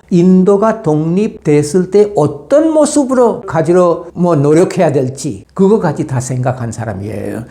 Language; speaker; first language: Korean; non-native, fluent; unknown